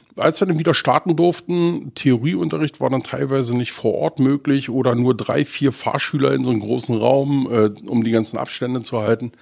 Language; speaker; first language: German; native; German